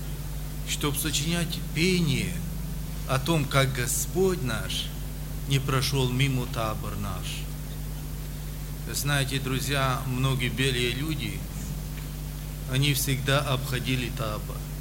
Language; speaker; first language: Russian; non-native, local second language; Romany